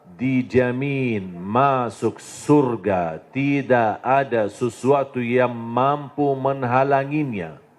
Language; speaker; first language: Indonesian; non-native, fluent; Arabic